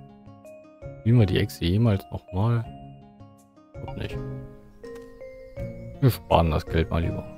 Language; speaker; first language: German; native; German